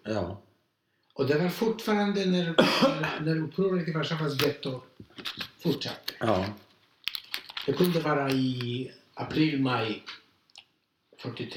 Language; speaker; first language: Swedish; non-native, fluent; Polish